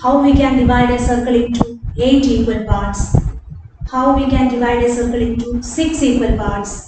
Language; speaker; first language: English; non-native, local second language; Malayalam